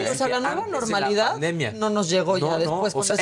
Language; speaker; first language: Spanish; native; Spanish